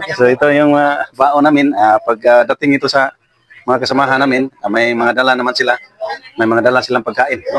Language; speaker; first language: Filipino; non-native, local second language; Cebuano